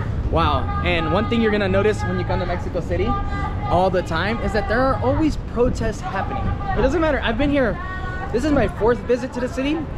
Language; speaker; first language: English; early bilingual, other home language; Spanish